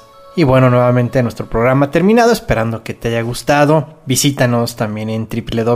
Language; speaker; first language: Spanish; native; Spanish